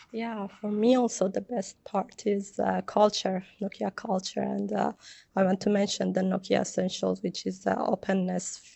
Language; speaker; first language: English; non-native, fluent; Persian